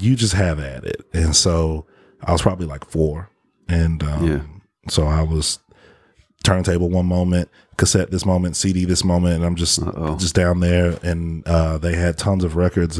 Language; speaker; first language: English; native; English